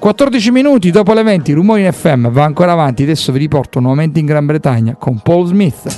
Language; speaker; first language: Italian; native; Italian